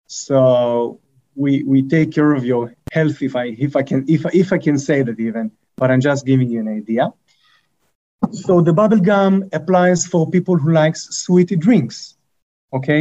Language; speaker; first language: English; non-native, fluent; Hebrew